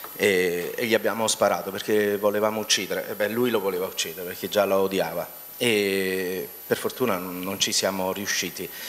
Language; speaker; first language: Italian; native; Italian